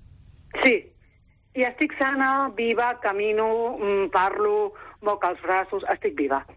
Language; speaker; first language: Catalan; non-native, local second language; Spanish